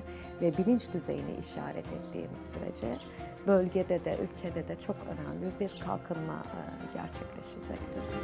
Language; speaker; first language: Turkish; native; Turkish